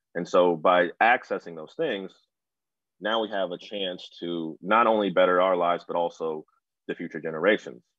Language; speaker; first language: English; native; English